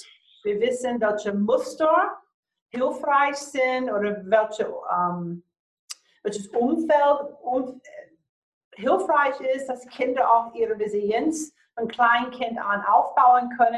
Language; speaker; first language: German; non-native, fluent; English